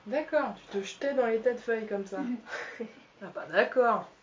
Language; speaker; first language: French; native; French